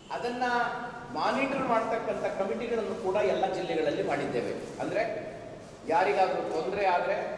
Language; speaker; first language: Kannada; native; Kannada